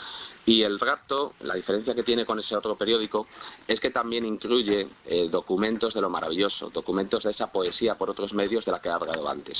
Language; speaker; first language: Spanish; native; Spanish